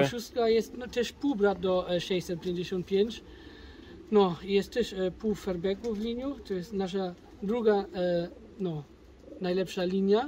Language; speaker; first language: Polish; early bilingual, heritage; German